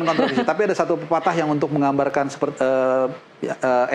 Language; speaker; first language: Indonesian; native; Indonesian